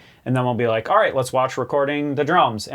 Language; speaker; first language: English; native; English